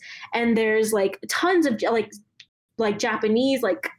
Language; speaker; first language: English; non-native, local second language; Malayalam